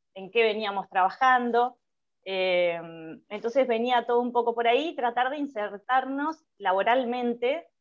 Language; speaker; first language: Spanish; native; Spanish